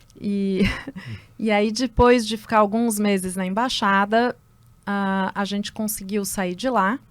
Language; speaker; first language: Portuguese; early bilingual, other home language; Spanish